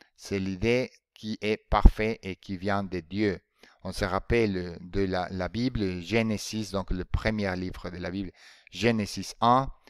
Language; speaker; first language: French; non-native, fluent; Spanish